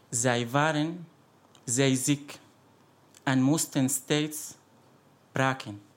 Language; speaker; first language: Dutch; non-native, fluent; Arabic